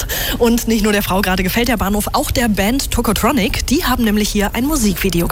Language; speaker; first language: German; native; German